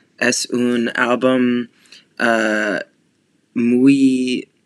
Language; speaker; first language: Spanish; non-native, learner; English